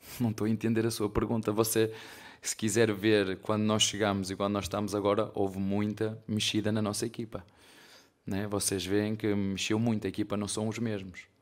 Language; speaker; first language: Portuguese; native; Portuguese